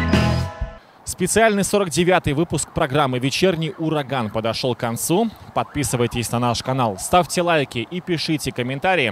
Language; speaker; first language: Russian; native; Russian